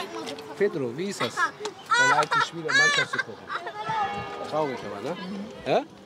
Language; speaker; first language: German; non-native, local second language; Turkish